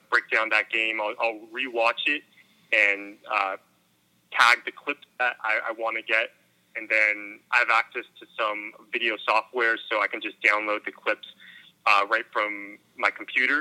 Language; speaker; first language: English; native; English